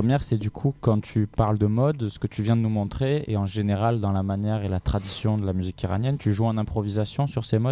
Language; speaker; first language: French; native; French